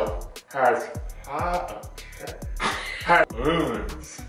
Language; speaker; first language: English; native; English